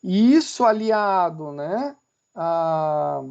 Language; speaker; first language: Portuguese; native; Portuguese